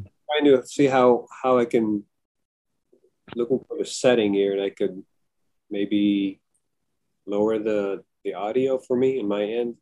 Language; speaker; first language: English; early bilingual, other home language; Filipino